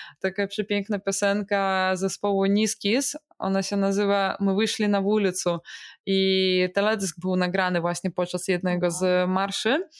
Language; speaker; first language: Polish; non-native, fluent; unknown